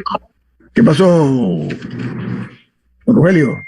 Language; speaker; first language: Spanish; native; Spanish